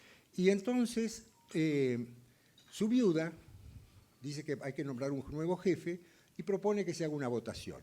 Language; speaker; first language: Spanish; native; Spanish